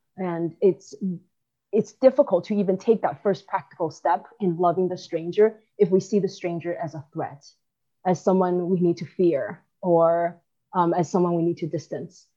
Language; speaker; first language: English; early bilingual, other home language; Chinese